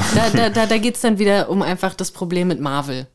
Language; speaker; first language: German; native; German